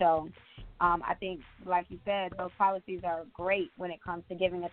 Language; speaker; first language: English; native; English